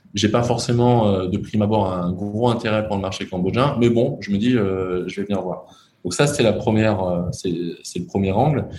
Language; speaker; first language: French; native; French